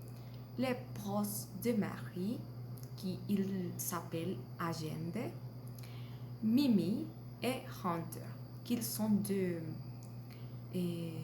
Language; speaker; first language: French; non-native, learner; Spanish